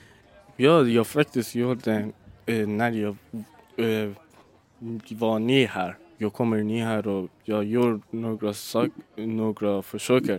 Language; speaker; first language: Swedish; non-native, learner; Persian